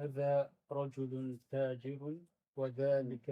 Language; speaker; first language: Arabic; non-native, learner; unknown